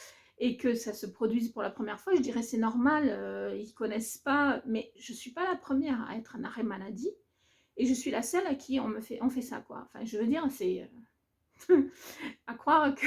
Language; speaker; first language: French; native; French